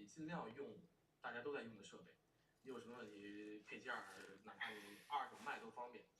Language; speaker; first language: Chinese; native; Chinese